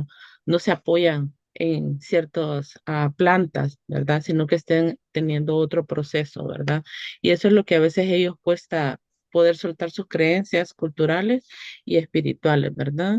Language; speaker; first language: Spanish; native; Spanish